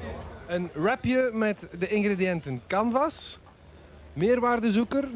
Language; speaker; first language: Dutch; native; Dutch